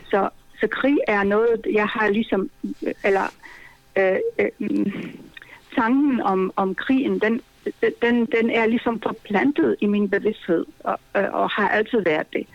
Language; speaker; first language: Danish; non-native, fluent; Polish